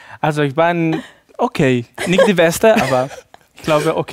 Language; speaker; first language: German; non-native, learner; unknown